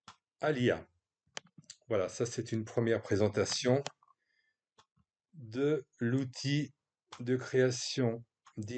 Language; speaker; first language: French; native; French